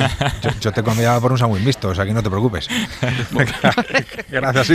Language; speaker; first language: Spanish; native; Spanish